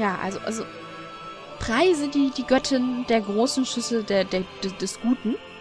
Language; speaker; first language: German; native; German